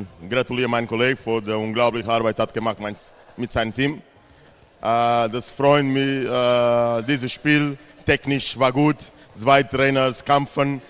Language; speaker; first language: German; non-native, learner; Portuguese